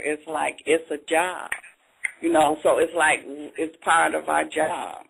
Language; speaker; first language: English; native; English